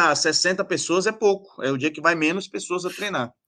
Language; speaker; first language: Portuguese; native; Portuguese